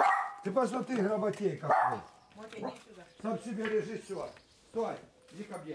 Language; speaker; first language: Russian; native; Russian